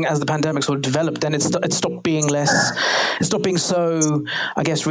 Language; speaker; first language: English; native; English